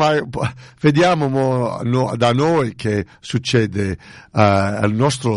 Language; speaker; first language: Italian; early bilingual, heritage; Italian